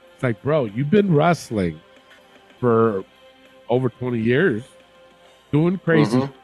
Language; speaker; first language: English; native; English